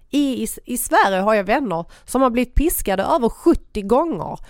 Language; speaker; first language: Swedish; early bilingual, other home language; Persian